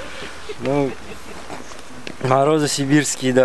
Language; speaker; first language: Russian; non-native, local second language; Tajik